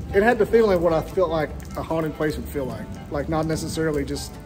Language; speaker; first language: English; native; English